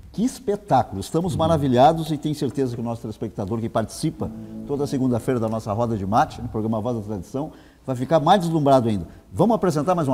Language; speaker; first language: Portuguese; native; Portuguese